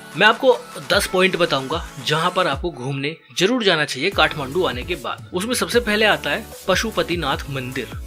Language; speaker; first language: Hindi; native; Hindi